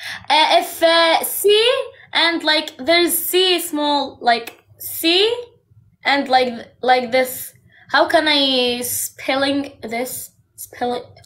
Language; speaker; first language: English; non-native, learner; Arabic